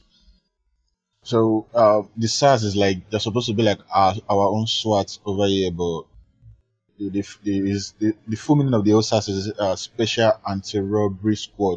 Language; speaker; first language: English; non-native, local second language; Yoruba